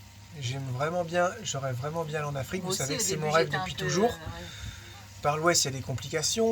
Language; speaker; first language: French; native; French